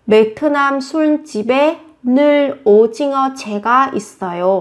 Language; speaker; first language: Korean; non-native, fluent; Vietnamese